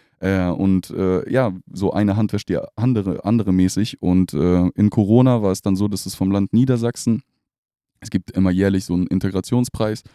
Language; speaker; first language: German; non-native, fluent; Russian